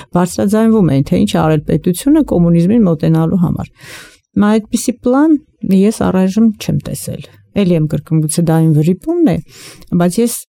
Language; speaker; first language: Armenian; native; Armenian